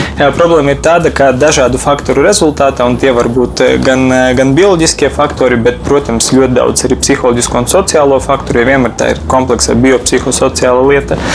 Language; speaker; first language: Latvian; non-native, local second language; Russian